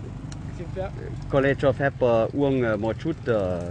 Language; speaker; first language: Vietnamese; non-native, learner; German